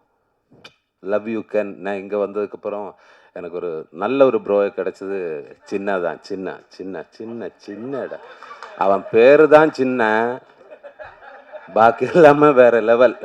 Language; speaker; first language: Tamil; non-native, learner; Malayalam